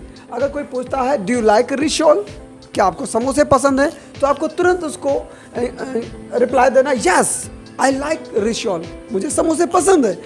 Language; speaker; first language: Hindi; native; Hindi